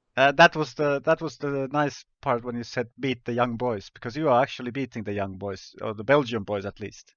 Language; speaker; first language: English; non-native, fluent; Finnish